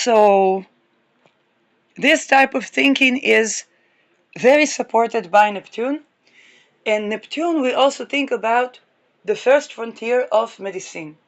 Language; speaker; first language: English; non-native, fluent; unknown